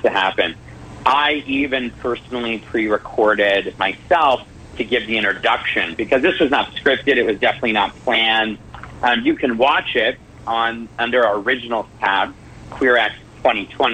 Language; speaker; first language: English; native; English